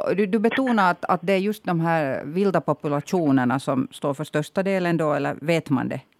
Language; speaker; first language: Swedish; native; Swedish